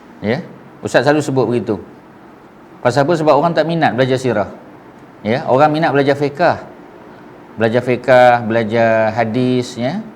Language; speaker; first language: Malay; native; Malay